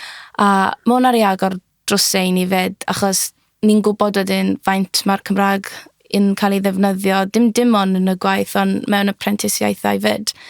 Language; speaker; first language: Welsh; native; Welsh